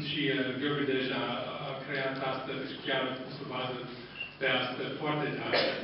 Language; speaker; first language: Romanian; non-native, fluent; English